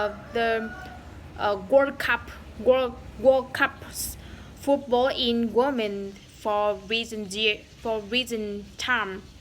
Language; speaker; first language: English; non-native, learner; Vietnamese